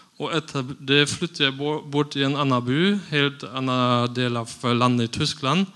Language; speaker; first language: Norwegian; non-native, fluent; German